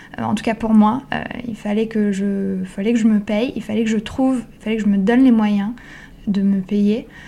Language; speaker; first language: French; non-native, fluent; Italian